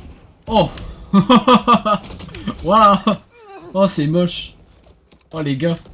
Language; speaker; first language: French; native; French